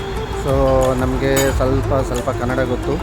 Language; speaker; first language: Kannada; non-native, learner; Hindi